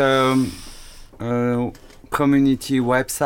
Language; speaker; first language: English; non-native, learner; French